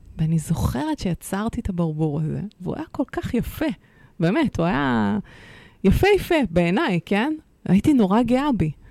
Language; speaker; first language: Hebrew; early bilingual, other home language; Russian